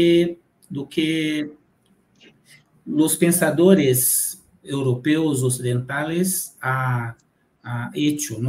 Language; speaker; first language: Spanish; non-native, fluent; Portuguese